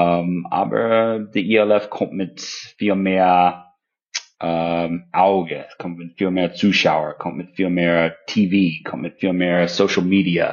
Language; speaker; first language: German; non-native, fluent; English